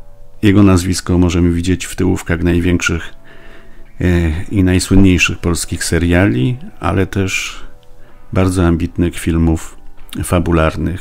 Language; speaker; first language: Polish; native; Polish